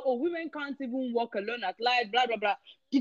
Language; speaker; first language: English; non-native, local second language; Yoruba